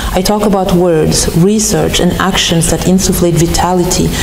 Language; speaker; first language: English; non-native, fluent; French